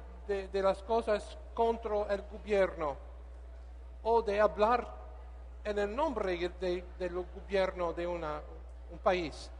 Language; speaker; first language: Spanish; non-native, learner; English